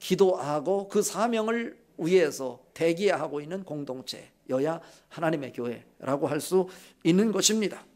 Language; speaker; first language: Korean; native; Korean